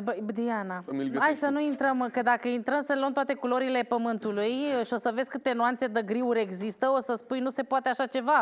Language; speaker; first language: Romanian; native; Romanian